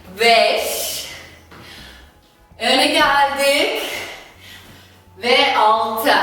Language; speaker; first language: Turkish; non-native, fluent; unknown